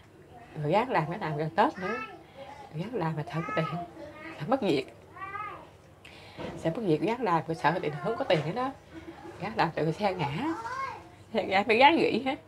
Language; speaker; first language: Vietnamese; native; Vietnamese